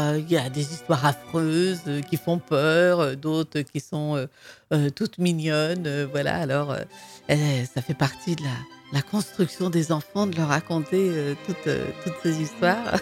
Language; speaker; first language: French; native; French